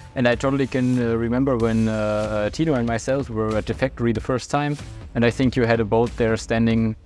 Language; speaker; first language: English; non-native, fluent; German